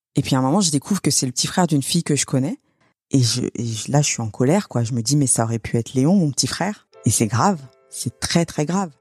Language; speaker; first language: French; native; French